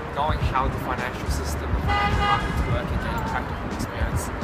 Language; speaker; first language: English; native; English